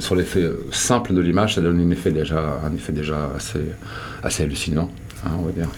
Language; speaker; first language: French; native; French